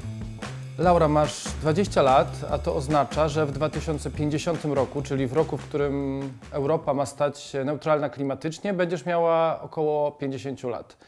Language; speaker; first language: Polish; native; Polish